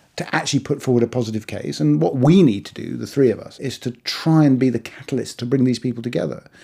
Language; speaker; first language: English; early bilingual, other home language; Persian